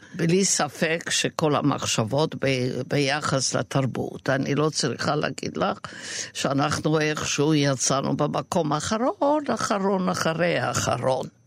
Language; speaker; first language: Hebrew; non-native, fluent; Yiddish